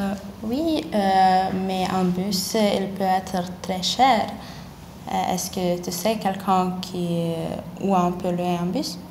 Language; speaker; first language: French; non-native, learner; Lithuanian